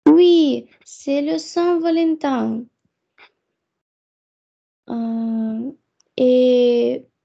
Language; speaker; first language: French; non-native, fluent; Russian